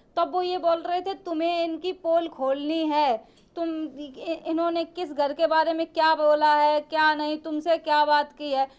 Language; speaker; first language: Hindi; native; Hindi